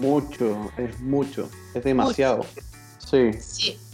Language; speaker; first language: Portuguese; non-native, learner; Spanish